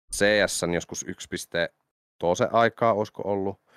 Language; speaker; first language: Finnish; native; Finnish